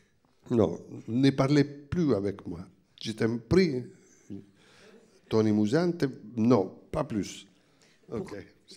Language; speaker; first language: French; non-native, fluent; Italian